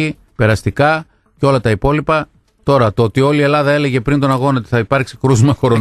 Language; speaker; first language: Greek; native; Greek